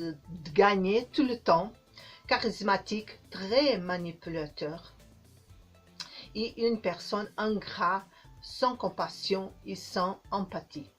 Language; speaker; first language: French; non-native, learner; Portuguese